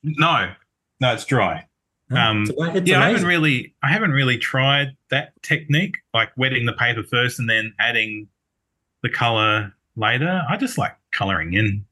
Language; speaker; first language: English; native; English